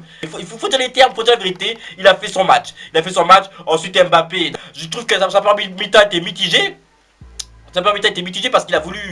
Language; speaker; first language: French; native; French